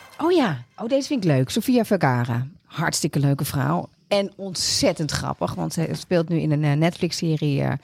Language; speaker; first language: Dutch; native; Dutch